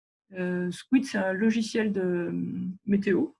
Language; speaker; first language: French; native; French